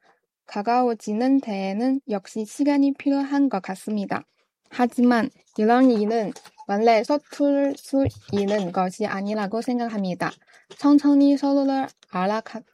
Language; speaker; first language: Korean; non-native, learner; Chinese